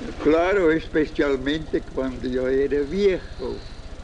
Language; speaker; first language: Spanish; non-native, fluent; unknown